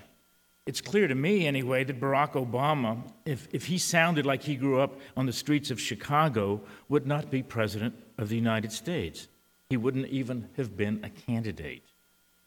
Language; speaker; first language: English; early bilingual, other home language; Spanish